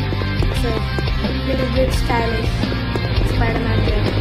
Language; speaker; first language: English; non-native, local second language; Telugu